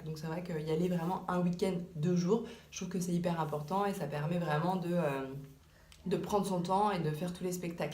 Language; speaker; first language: French; native; French